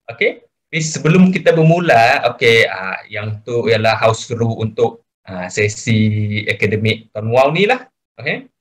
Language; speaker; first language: Malay; non-native, local second language; Chinese